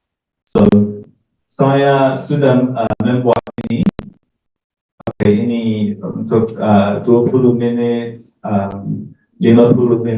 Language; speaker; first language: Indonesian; non-native, learner; English